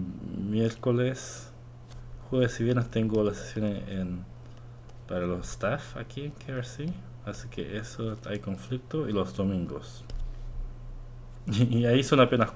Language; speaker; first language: Spanish; non-native, fluent; Korean